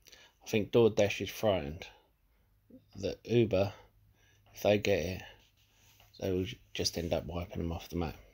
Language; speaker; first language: English; native; English